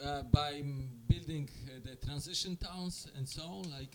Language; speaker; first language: English; non-native, fluent; Polish